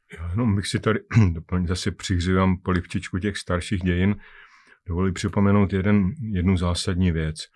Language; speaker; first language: Czech; native; Czech